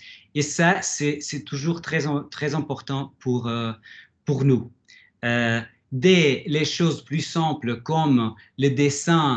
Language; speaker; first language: French; non-native, fluent; Portuguese